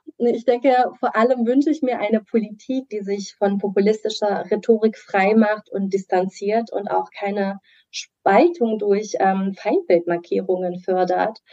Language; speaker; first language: German; early bilingual, other home language; Persian